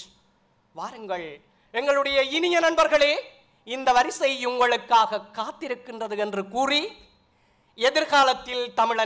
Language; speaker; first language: Tamil; native; Tamil